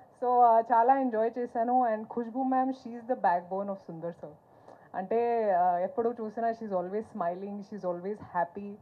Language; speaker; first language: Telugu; non-native, fluent; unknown